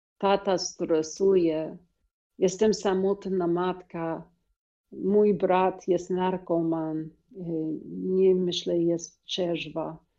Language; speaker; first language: Polish; non-native, learner; English